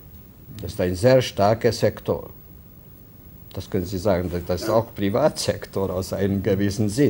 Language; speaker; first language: German; non-native, fluent; Hungarian